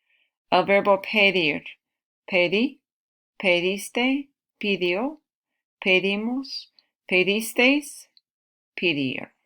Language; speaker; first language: Spanish; non-native, fluent; English